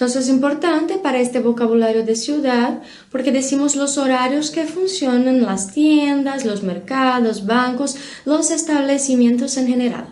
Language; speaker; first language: Spanish; non-native, fluent; Portuguese